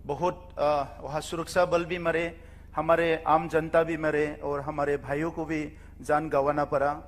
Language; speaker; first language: Hindi; non-native, local second language; Bodo